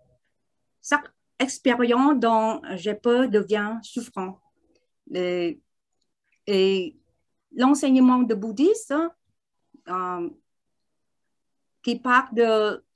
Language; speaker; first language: French; non-native, learner; Vietnamese